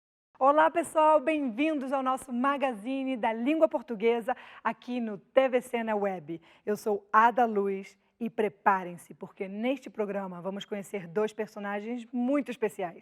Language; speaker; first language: Portuguese; non-native, fluent; Spanish